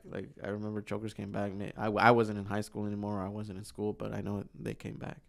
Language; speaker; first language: English; early bilingual, other home language; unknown